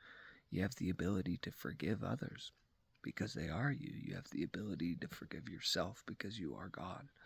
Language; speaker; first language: English; native; English